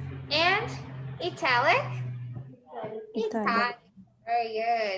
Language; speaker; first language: English; non-native, fluent; Portuguese